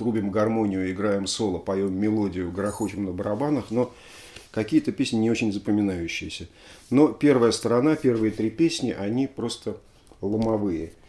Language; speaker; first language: Russian; native; Russian